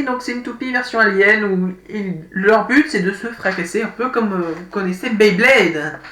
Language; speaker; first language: French; native; French